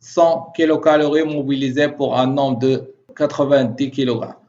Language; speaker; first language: French; non-native, local second language; Arabic